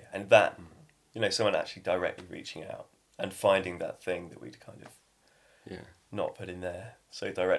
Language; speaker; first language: English; native; English